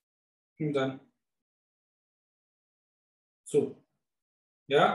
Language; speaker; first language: German; non-native, fluent; Italian